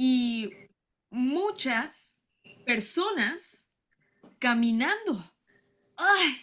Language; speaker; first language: Spanish; non-native, learner; English